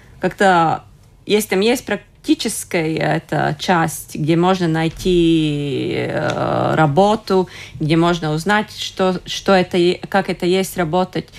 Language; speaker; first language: Russian; non-native, local second language; Latvian